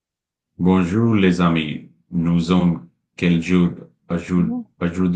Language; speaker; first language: French; non-native, learner; Hindi